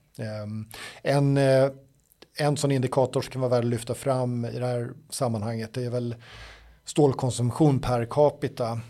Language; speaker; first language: Swedish; native; Swedish